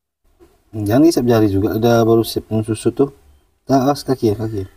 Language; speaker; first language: Indonesian; native; Indonesian